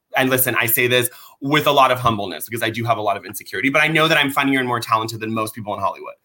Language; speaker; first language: English; early bilingual, other home language; Persian